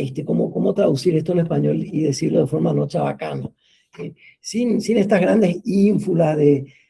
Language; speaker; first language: Spanish; native; Spanish